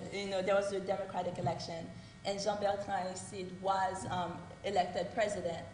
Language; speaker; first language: English; early bilingual, other home language; Haitian Creole